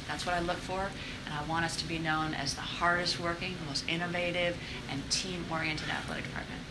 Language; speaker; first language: English; native; English